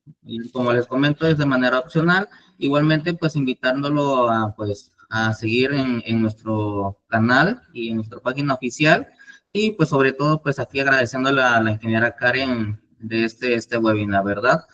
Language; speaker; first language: Spanish; native; Spanish